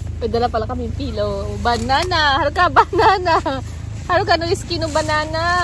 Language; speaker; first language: Filipino; native; Filipino